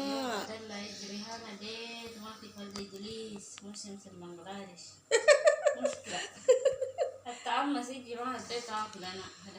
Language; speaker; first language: Arabic; non-native, learner; Bangla